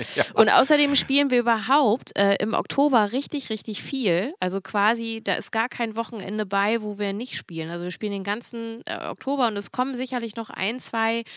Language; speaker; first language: German; native; German